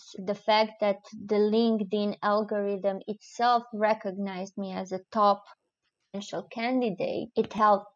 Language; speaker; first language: English; non-native, fluent; Romanian